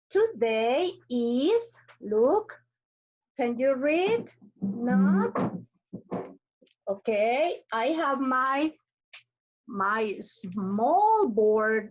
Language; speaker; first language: English; non-native, fluent; Spanish